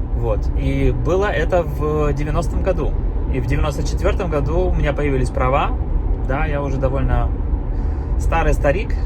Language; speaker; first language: Russian; native; Russian